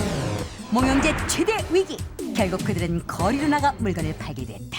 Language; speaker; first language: Korean; native; Korean